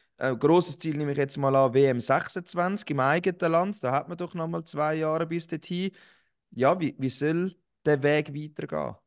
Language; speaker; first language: German; native; German